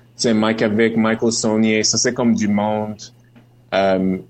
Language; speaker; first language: French; native; French